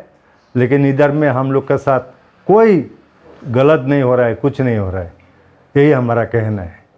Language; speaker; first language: Hindi; non-native, local second language; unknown